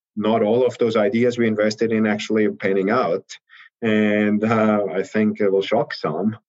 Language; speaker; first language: English; non-native, fluent; German